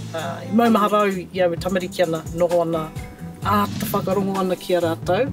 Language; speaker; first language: Māori; non-native, local second language; English